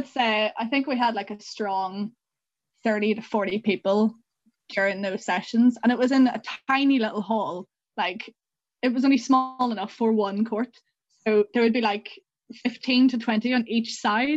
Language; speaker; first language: English; native; English